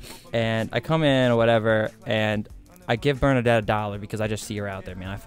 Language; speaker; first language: English; native; English